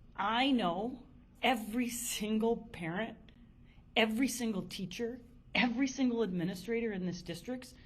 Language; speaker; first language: English; native; English